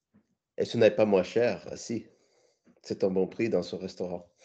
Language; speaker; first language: French; non-native, learner; English